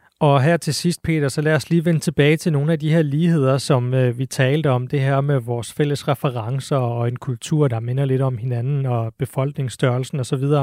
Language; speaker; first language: Danish; native; Danish